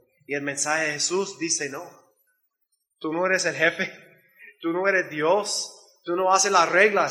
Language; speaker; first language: Spanish; non-native, learner; English